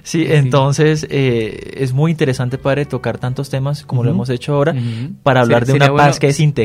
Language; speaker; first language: Spanish; native; Spanish